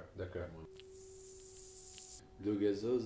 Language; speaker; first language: French; non-native, learner; Portuguese